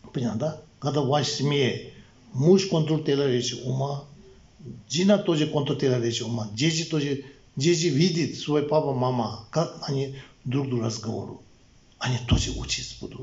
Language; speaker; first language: Russian; non-native, learner; Tibetan